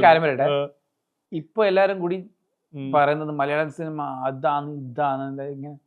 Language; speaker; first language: Malayalam; early bilingual, heritage; Malayalam